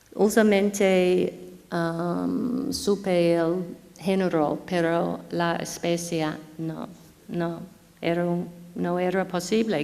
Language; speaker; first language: Spanish; non-native, fluent; English